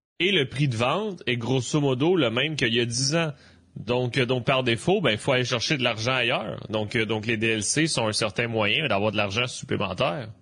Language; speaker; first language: French; native; French